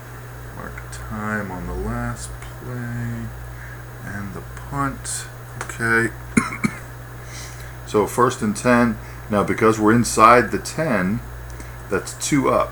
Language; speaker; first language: English; native; English